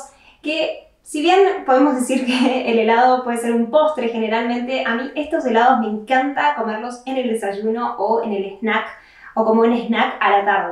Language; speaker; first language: Spanish; native; Spanish